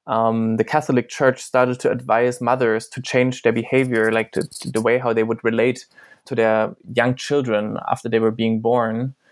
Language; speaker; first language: English; non-native, fluent; German